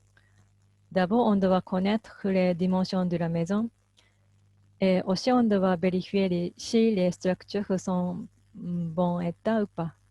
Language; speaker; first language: French; non-native, fluent; Japanese